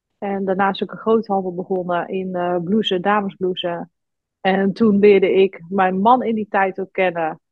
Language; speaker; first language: Dutch; native; Dutch